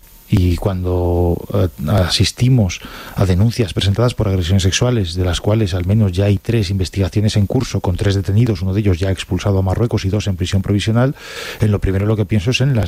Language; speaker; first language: Spanish; native; Spanish